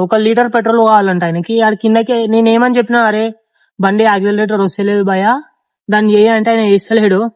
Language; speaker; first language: Telugu; native; Telugu